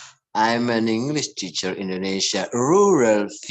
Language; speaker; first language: English; non-native, learner; Indonesian